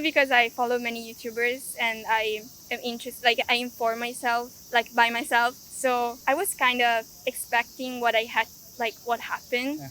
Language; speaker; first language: English; non-native, fluent; Italian